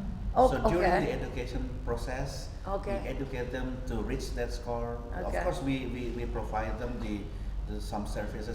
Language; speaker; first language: English; non-native, fluent; Indonesian